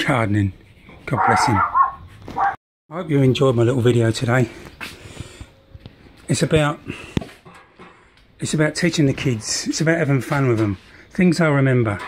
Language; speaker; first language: English; native; English